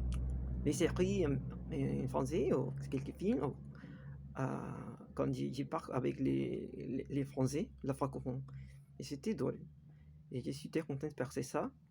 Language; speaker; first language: French; non-native, learner; Spanish